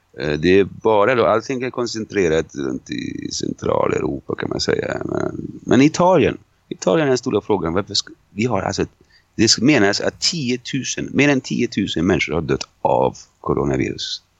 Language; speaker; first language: Swedish; non-native, fluent; Italian